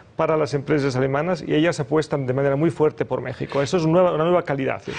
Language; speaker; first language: Spanish; early bilingual, other home language; German